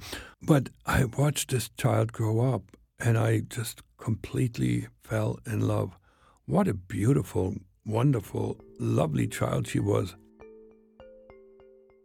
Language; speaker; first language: English; non-native, fluent; German